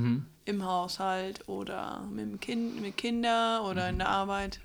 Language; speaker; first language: German; non-native, fluent; English